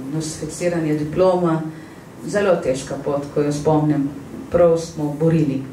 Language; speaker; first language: Slovenian; non-native, fluent; Arabic